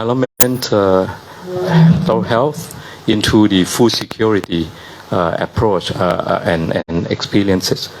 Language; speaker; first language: English; non-native, fluent; Thai